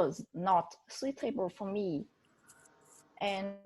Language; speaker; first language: English; non-native, learner; Vietnamese